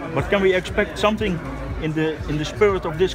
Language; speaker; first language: English; non-native, fluent; Dutch